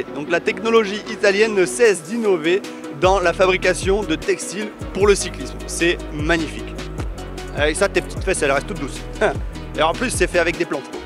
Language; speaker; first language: French; native; French